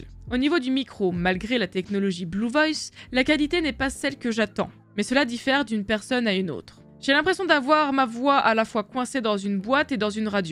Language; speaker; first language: French; native; French